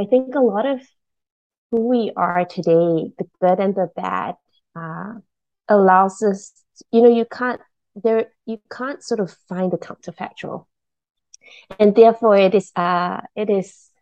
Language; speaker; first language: English; non-native, local second language; Chinese